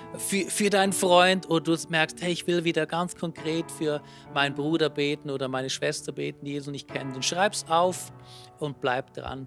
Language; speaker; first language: German; native; German